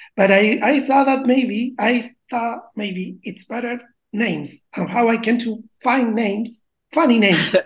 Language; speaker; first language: English; non-native, learner; Spanish